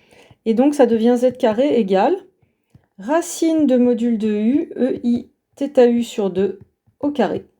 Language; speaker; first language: French; native; French